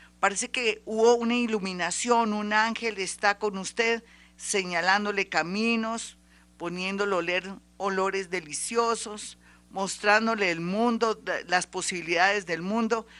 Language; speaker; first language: Spanish; native; Spanish